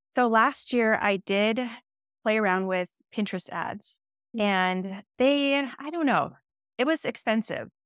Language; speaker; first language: English; native; English